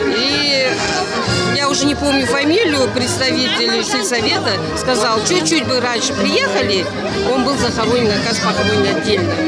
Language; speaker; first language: Russian; non-native, local second language; Kazakh